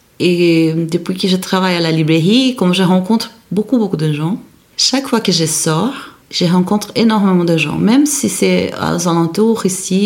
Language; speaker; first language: French; non-native, fluent; Portuguese